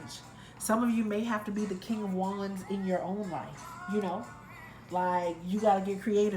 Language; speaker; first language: English; native; English